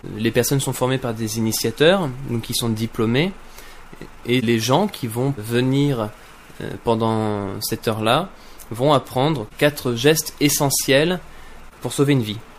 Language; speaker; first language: French; native; French